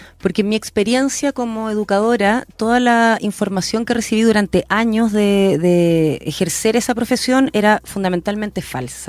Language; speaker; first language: Spanish; native; Spanish